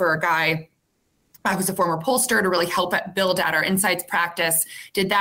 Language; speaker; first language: English; native; English